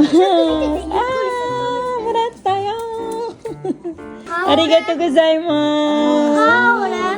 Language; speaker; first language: Japanese; non-native, learner; Filipino